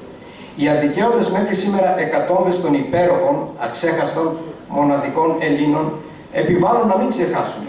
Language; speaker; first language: Greek; native; Greek